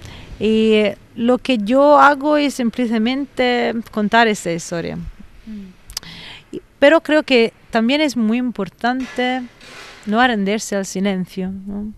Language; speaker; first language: Spanish; non-native, fluent; Italian